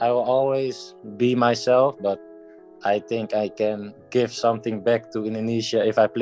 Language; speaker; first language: English; non-native, fluent; Dutch